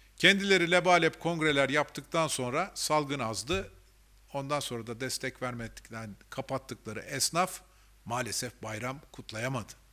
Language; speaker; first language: Turkish; native; Turkish